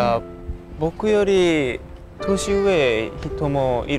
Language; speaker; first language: Japanese; non-native, learner; Korean